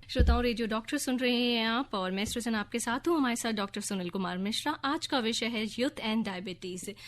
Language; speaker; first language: Hindi; native; Hindi